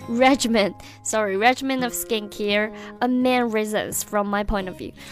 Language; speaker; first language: English; non-native, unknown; Chinese